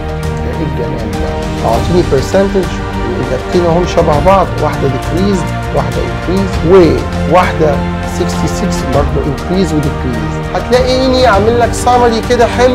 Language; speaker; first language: Arabic; native; Arabic